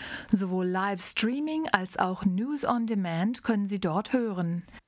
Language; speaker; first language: German; native; German